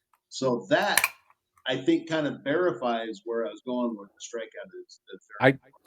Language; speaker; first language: English; native; English